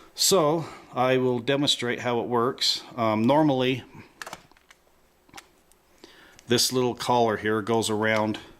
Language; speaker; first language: English; native; English